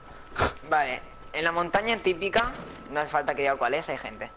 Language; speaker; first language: Spanish; native; Spanish